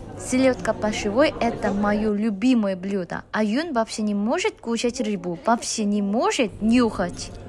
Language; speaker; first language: Russian; non-native, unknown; Korean